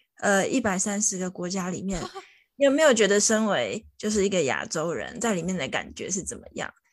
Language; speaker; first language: Chinese; native; Chinese